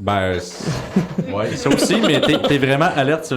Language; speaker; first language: French; native; French